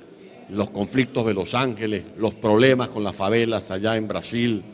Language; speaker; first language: Spanish; native; Spanish